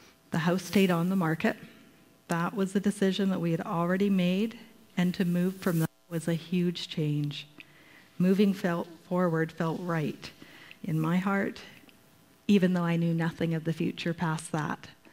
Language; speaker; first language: English; native; English